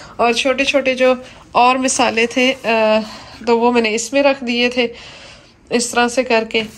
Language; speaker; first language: Urdu; non-native, local second language; Punjabi